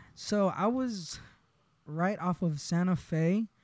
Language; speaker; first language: English; early bilingual, other home language; Spanish